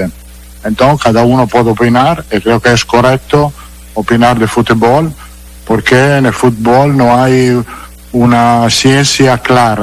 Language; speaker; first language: Portuguese; non-native, learner; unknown